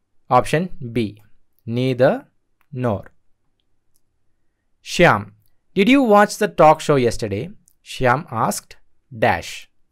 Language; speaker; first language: English; non-native, local second language; Malayalam